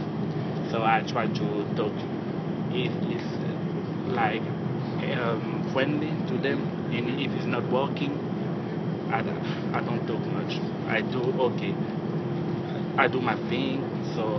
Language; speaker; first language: English; non-native, fluent; French